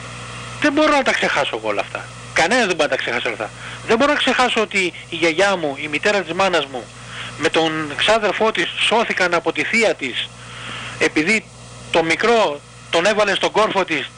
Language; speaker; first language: Greek; native; Greek